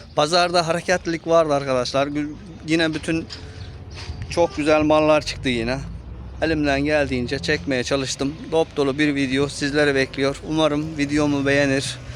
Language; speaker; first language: Turkish; native; Turkish